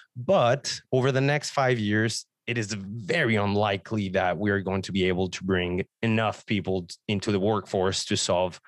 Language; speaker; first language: English; non-native, fluent; Spanish